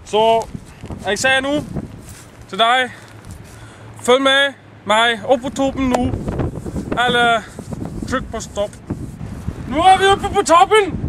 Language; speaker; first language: Norwegian; non-native, learner; Swedish